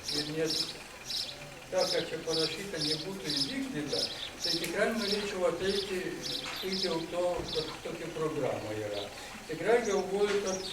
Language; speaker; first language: Lithuanian; non-native, local second language; Russian